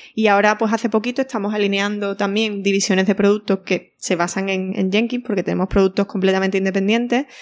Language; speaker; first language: Spanish; native; Spanish